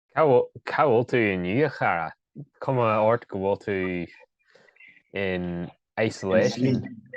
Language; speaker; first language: Irish; native; Irish